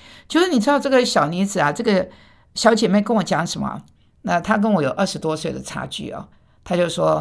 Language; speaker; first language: Chinese; non-native, fluent; Korean